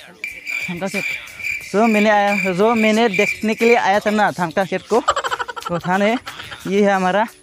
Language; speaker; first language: Hindi; non-native, local second language; Bodo